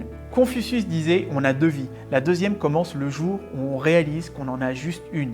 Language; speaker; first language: French; native; French